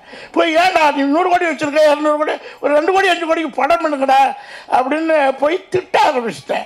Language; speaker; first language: Tamil; native; Tamil